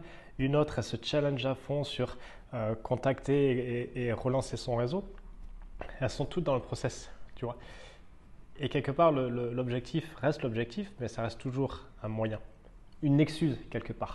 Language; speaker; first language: French; native; French